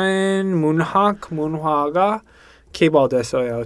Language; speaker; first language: Korean; non-native, learner; English